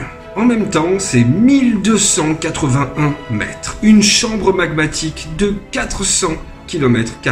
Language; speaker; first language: French; native; French